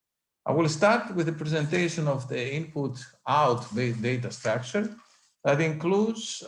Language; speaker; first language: English; non-native, fluent; Greek